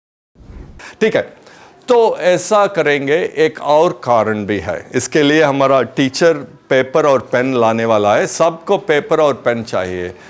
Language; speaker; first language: Hindi; non-native, local second language; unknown